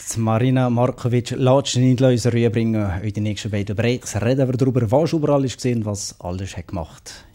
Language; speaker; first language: German; native; German